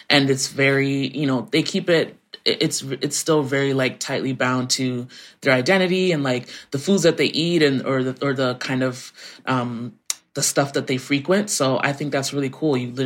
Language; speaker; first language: English; native; English